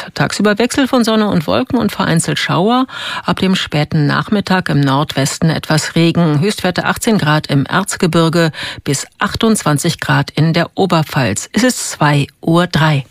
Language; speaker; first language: German; native; German